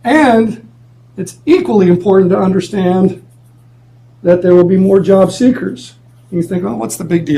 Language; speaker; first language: English; native; English